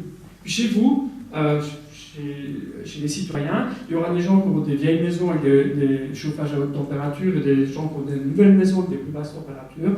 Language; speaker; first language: French; native; French